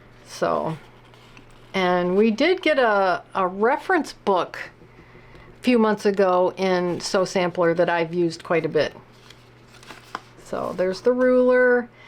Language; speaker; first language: English; native; English